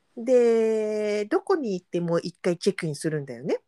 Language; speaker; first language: Japanese; non-native, fluent; Malay